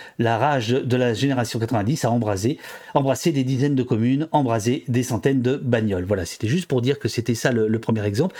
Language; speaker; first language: French; native; French